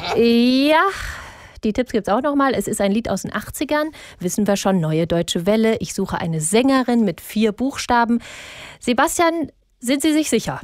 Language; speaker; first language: German; native; German